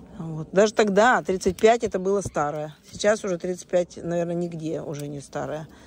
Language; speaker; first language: Russian; native; Russian